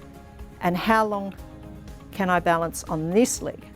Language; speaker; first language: English; native; English